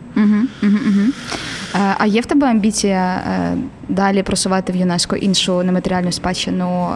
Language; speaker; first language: Ukrainian; native; Ukrainian